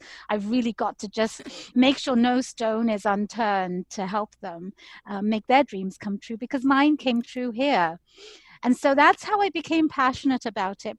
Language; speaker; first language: English; native; English